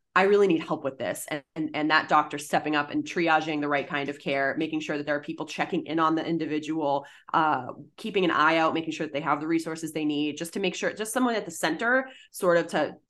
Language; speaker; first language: English; native; English